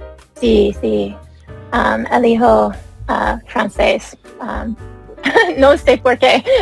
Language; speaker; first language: Spanish; non-native, learner; English